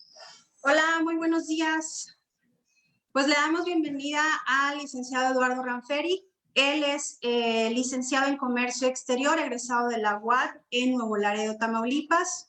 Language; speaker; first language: Spanish; native; Spanish